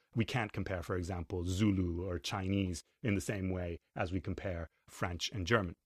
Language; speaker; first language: English; non-native, fluent; Spanish